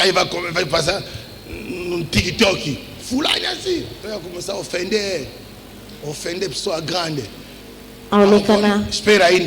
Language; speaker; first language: Portuguese; non-native, learner; Lingala